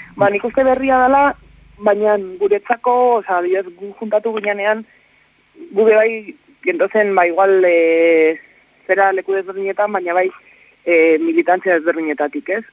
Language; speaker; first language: Basque; native; Basque